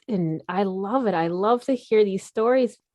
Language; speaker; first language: English; native; English